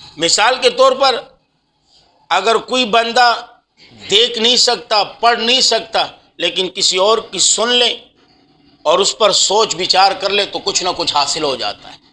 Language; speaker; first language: Urdu; non-native, local second language; Pashto